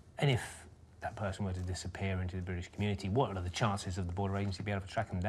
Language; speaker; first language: English; native; English